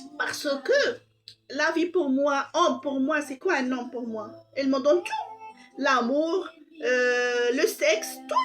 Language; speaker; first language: French; non-native, local second language; Arabic